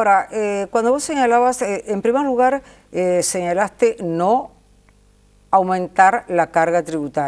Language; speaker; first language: Spanish; native; Spanish